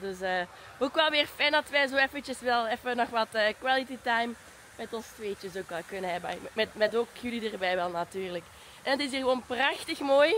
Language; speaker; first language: Dutch; native; Dutch